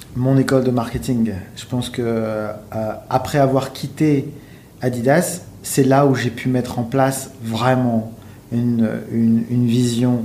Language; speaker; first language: French; native; French